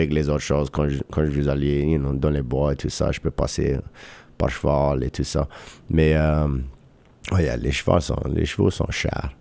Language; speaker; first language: French; non-native, local second language; English